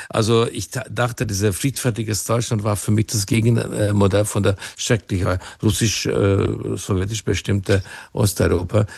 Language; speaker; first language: German; non-native, fluent; Hungarian